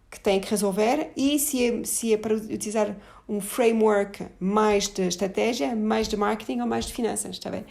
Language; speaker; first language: Portuguese; non-native, fluent; French